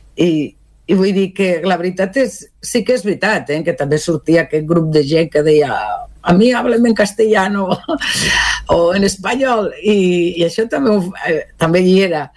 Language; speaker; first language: Catalan; non-native, local second language; Spanish